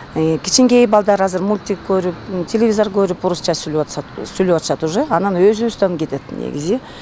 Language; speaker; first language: Kyrgyz; non-native, local second language; Russian